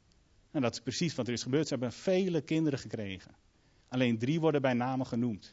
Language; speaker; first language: Dutch; native; Dutch